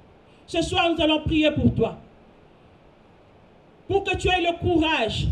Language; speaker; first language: French; non-native, local second language; Lingala